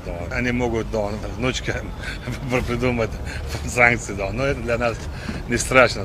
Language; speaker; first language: Russian; non-native, local second language; Chechen